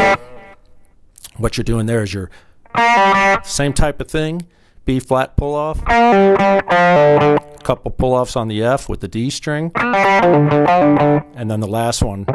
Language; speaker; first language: English; native; English